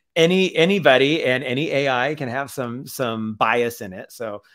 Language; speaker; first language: English; native; English